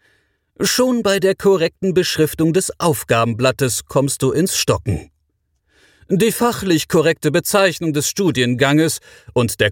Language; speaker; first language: German; native; German